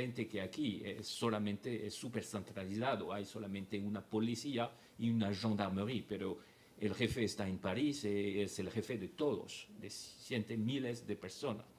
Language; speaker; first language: Spanish; non-native, fluent; French